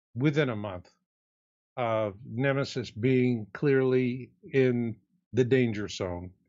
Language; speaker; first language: English; native; English